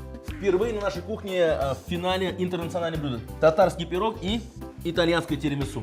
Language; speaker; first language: Russian; native; Russian